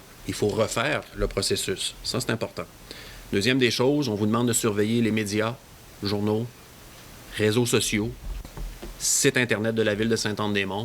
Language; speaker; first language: French; native; French